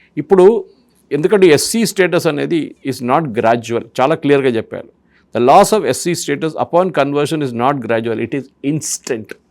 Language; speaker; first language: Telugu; non-native, fluent; Malayalam